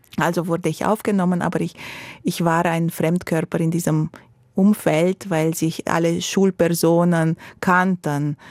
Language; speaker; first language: German; non-native, fluent; Romanian